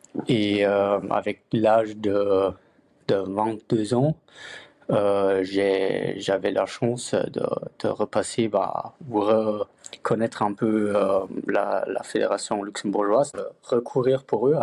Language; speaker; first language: French; non-native, fluent; Luxembourgish